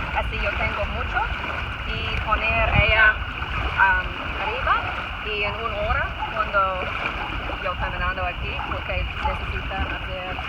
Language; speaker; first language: Spanish; non-native, learner; English